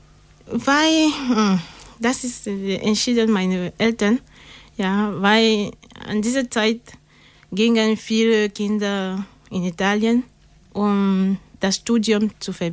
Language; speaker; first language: German; non-native, learner; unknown